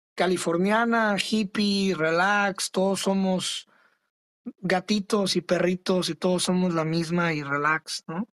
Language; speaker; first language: Spanish; early bilingual, other home language; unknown